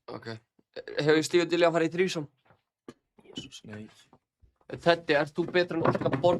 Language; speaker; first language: Icelandic; native; Icelandic